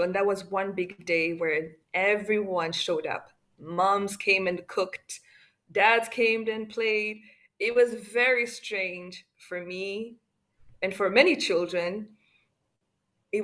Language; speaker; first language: English; non-native, local second language; Kinyarwanda